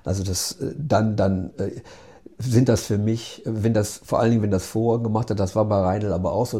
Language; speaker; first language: German; native; German